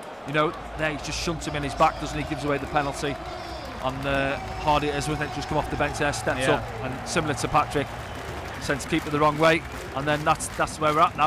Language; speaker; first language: English; native; English